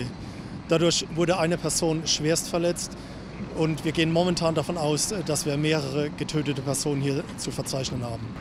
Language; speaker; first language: German; native; German